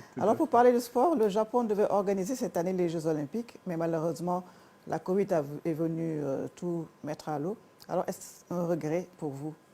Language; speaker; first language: French; non-native, local second language; Wolof